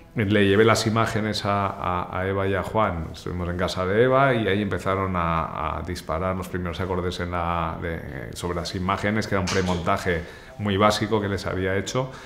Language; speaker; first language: Spanish; native; Spanish